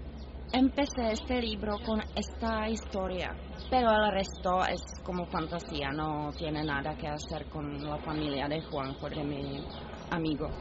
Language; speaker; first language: Spanish; non-native, fluent; Czech